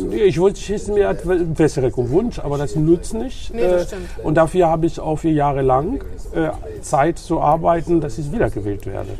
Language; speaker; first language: German; non-native, learner; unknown